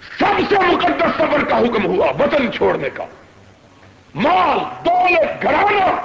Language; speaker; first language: Urdu; non-native, local second language; Punjabi